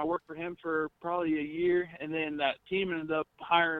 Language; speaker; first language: English; native; English